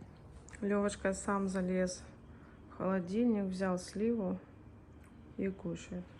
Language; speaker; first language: Russian; native; Russian